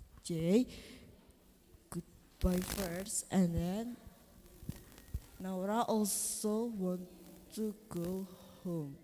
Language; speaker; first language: English; non-native, learner; Indonesian